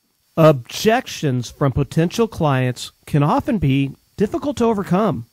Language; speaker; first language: English; native; English